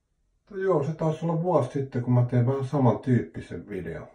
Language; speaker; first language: Finnish; native; Finnish